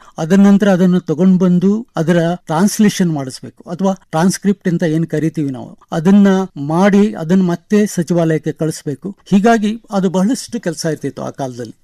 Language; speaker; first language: Kannada; non-native, local second language; Konkani